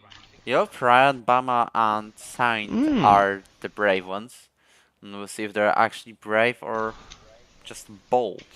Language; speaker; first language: English; non-native, fluent; Polish